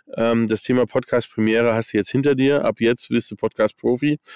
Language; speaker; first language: German; early bilingual, other home language; English